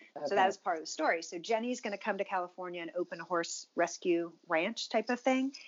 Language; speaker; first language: English; native; English